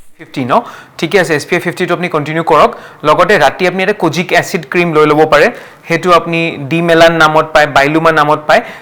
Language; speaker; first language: Assamese; non-native, local second language; Marwari